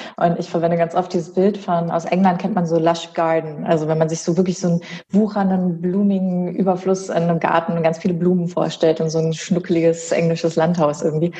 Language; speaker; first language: German; early bilingual, other home language; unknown